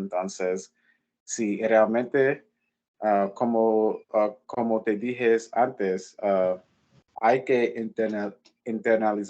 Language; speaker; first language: Spanish; non-native, learner; English